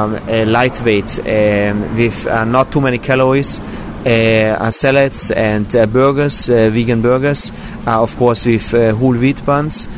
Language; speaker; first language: English; non-native, fluent; German